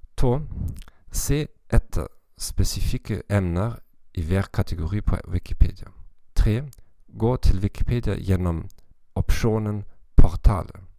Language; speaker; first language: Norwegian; non-native, learner; German